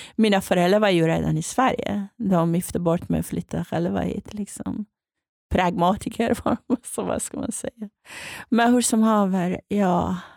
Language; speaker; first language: Swedish; non-native, fluent; Persian